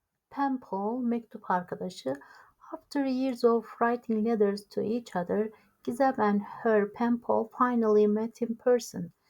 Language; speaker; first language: English; non-native, fluent; Turkish